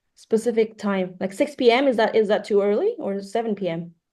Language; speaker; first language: English; non-native, fluent; Vietnamese